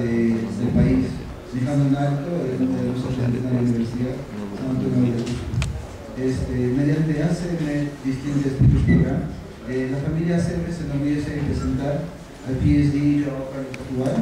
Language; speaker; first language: Spanish; native; Spanish